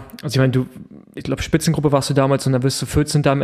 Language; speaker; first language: German; native; German